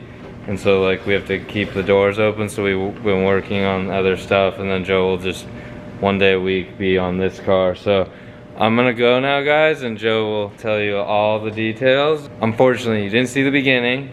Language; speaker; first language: English; native; English